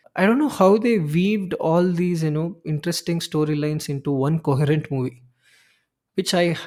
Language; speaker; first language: English; non-native, local second language; Tamil